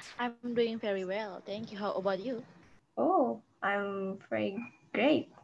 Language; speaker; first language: English; non-native, learner; Indonesian